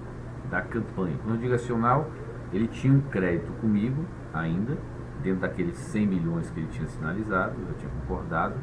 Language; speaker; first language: Portuguese; native; Portuguese